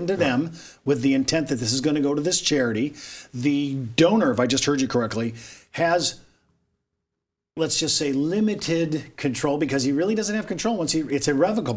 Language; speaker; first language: English; native; English